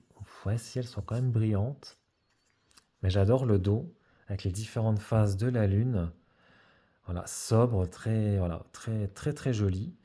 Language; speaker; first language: French; native; French